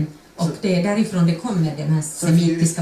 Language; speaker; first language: Swedish; non-native, fluent; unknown